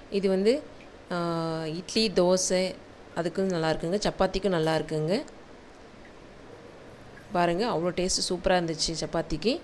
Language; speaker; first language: Tamil; native; Tamil